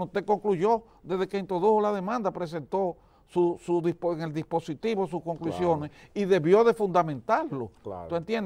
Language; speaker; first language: Spanish; native; Spanish